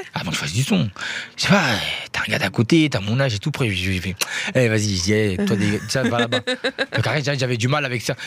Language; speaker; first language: French; native; French